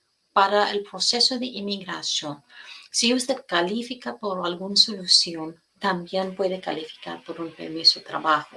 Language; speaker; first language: Spanish; non-native, fluent; English